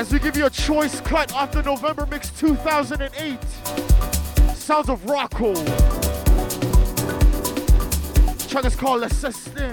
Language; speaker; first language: English; native; English